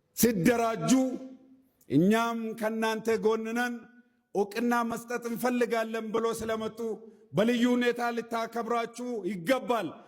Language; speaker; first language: Amharic; non-native, local second language; Oromo